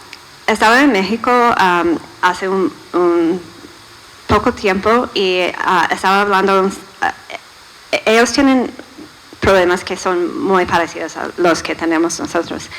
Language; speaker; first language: Spanish; non-native, fluent; English